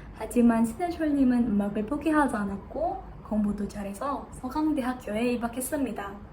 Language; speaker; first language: Korean; non-native, fluent; Indonesian